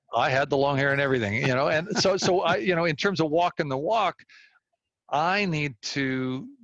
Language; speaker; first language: English; native; English